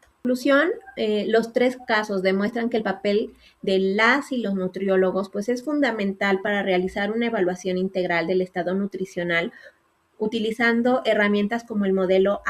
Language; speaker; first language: Spanish; native; Spanish